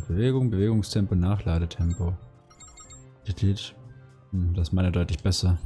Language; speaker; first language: German; native; German